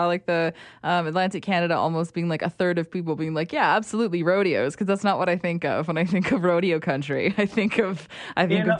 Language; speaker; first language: English; native; English